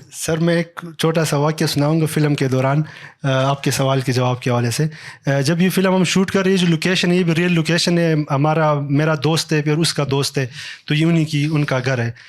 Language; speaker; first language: Urdu; non-native, local second language; Pashto